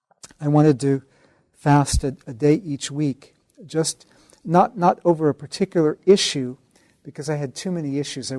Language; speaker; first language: English; native; English